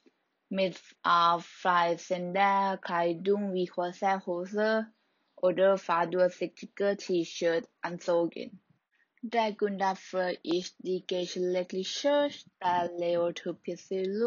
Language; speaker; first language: German; non-native, learner; Thai